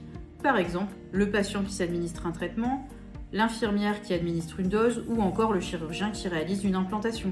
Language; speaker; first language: French; native; French